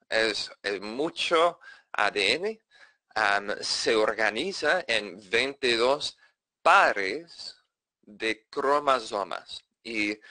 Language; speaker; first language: Spanish; non-native, fluent; English